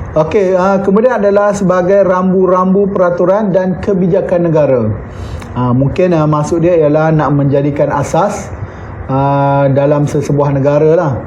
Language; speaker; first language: Malay; native; Malay